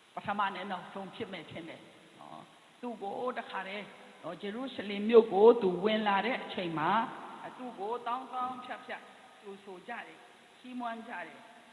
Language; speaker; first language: Burmese; non-native, local second language; Tedim Chin